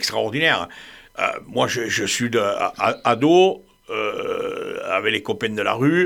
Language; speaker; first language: French; native; French